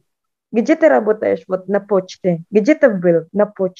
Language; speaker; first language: Russian; non-native, fluent; Indonesian